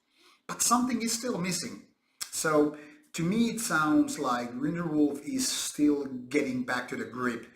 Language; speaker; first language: English; non-native, fluent; Finnish